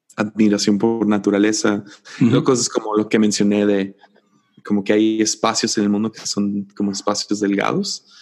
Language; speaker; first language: Spanish; native; Spanish